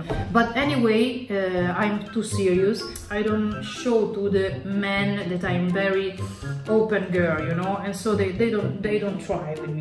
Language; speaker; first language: English; non-native, fluent; Italian